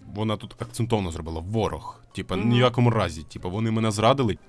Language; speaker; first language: Ukrainian; non-native, local second language; Russian